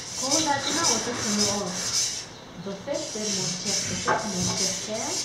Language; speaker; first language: Hebrew; non-native, learner; Russian